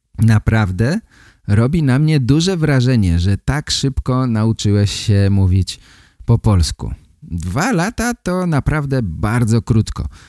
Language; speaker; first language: Polish; native; Polish